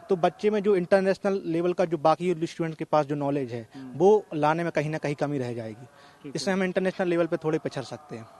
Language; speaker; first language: Hindi; native; Hindi